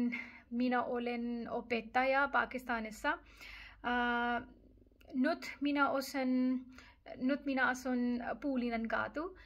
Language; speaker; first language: Finnish; non-native, learner; Urdu